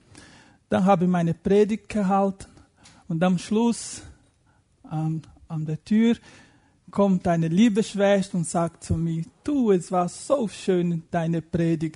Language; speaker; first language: German; non-native, fluent; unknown